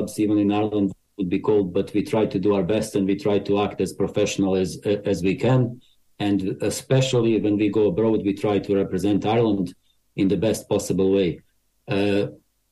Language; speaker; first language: English; non-native, fluent; Bosnian